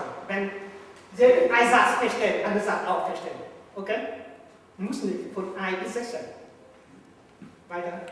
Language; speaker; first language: German; non-native, learner; Vietnamese